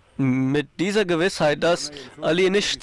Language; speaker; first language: German; non-native, fluent; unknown